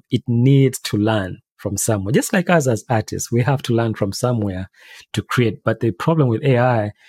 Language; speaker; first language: English; non-native, local second language; Ganda